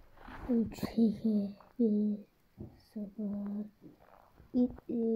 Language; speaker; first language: Turkish; early bilingual, heritage; Turkish